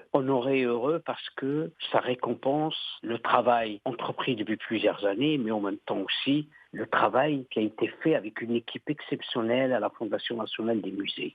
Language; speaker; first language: French; non-native, local second language; Arabic